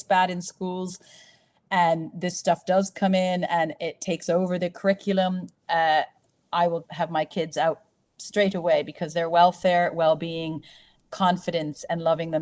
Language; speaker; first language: English; native; English